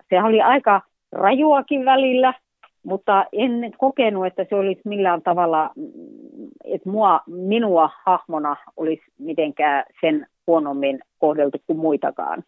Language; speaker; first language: Finnish; native; Finnish